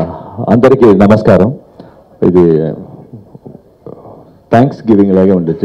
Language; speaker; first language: Telugu; non-native, fluent; Tamil